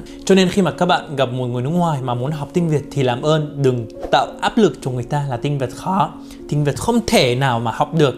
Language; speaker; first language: Vietnamese; non-native, fluent; Arabic